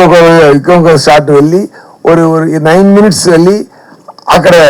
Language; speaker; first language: Telugu; non-native, fluent; Tamil